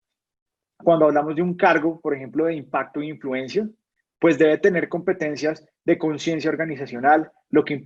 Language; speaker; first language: Spanish; native; Spanish